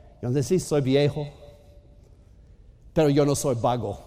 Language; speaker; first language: Spanish; non-native, fluent; English